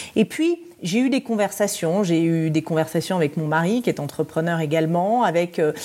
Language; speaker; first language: French; native; French